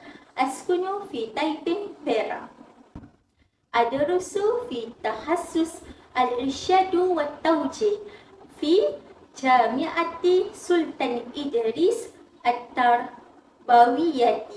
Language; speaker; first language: Arabic; non-native, learner; Malay